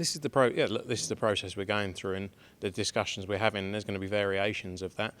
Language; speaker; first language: English; native; English